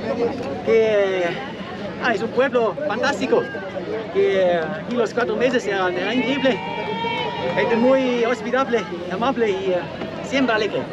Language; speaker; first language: Spanish; non-native, fluent; German